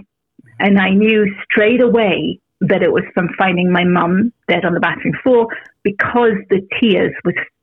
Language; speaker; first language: English; native; English